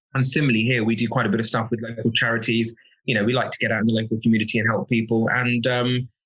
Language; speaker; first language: English; native; English